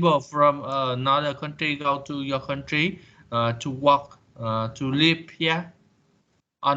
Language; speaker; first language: English; non-native, learner; Vietnamese